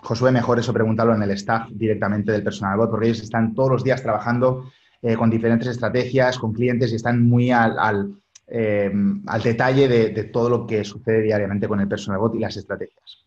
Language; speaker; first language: Spanish; native; Spanish